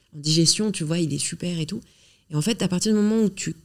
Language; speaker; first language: French; native; French